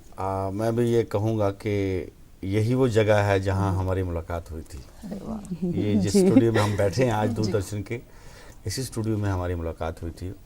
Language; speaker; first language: Hindi; non-native, local second language; Punjabi